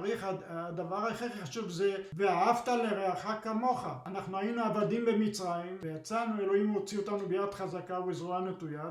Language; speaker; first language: Hebrew; early bilingual, other home language; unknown